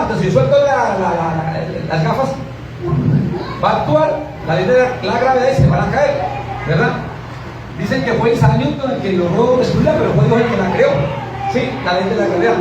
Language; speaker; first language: Spanish; native; Spanish